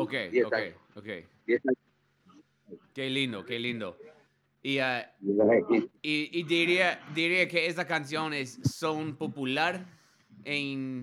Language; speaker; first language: Spanish; non-native, learner; English